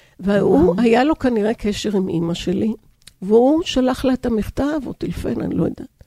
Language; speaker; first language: Hebrew; early bilingual, other home language; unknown